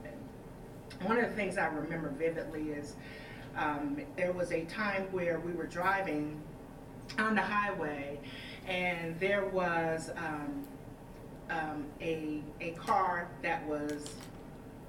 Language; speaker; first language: English; native; English